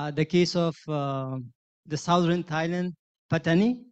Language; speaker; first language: English; non-native, fluent; Persian